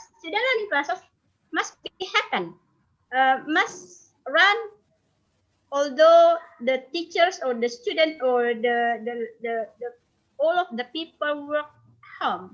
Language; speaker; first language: English; non-native, fluent; Indonesian